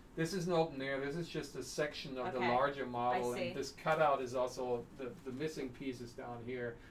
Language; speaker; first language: English; non-native, fluent; German